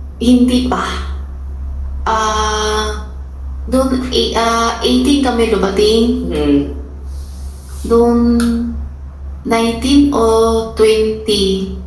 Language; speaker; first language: Filipino; non-native, learner; Chinese